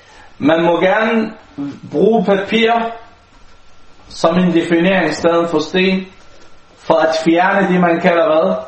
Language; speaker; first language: Danish; non-native, local second language; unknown